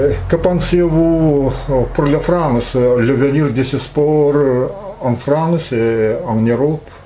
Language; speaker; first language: French; non-native, fluent; Russian